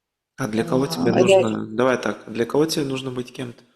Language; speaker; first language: Russian; native; Russian